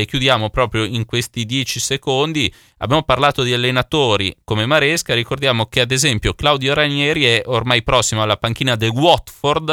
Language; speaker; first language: Italian; native; Italian